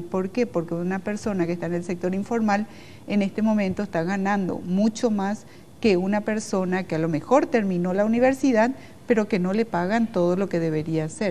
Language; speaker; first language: Spanish; native; Spanish